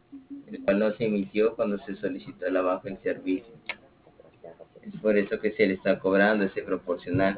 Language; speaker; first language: Spanish; native; Spanish